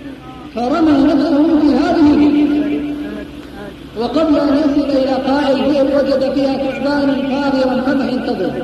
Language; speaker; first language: Arabic; native; Arabic